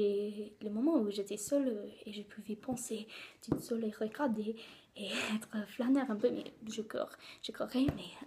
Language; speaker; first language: French; non-native, learner; English